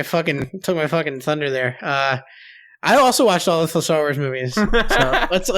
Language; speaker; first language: English; native; English